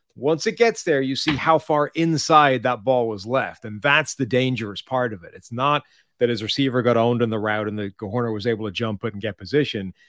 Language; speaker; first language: English; native; English